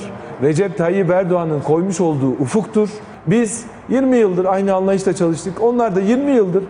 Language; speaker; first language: Turkish; native; Turkish